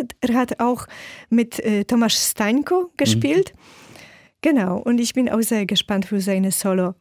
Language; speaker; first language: German; non-native, fluent; Polish